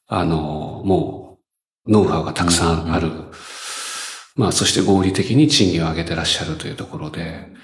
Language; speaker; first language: Japanese; native; Japanese